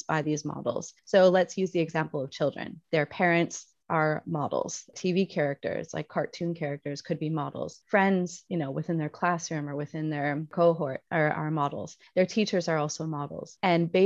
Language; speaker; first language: English; native; English